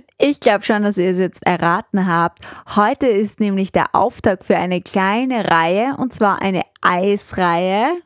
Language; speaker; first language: German; native; German